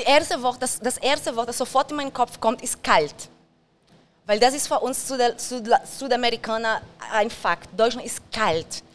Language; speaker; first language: German; non-native, fluent; Portuguese